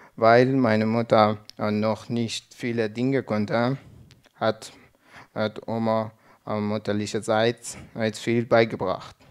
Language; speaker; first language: German; non-native, learner; Persian